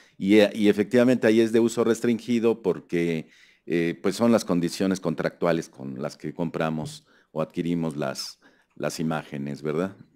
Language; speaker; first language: Spanish; native; Spanish